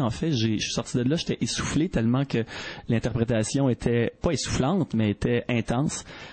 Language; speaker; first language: French; native; French